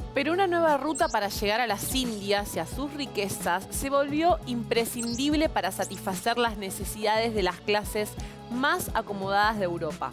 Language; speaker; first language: Spanish; native; Spanish